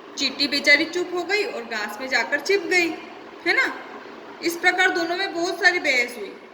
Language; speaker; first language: Hindi; native; Hindi